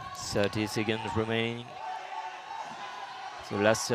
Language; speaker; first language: English; non-native, learner; French